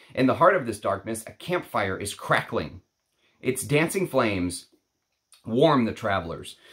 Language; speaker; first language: English; non-native, fluent; Arabic